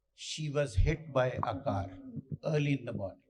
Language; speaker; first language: English; non-native, local second language; Punjabi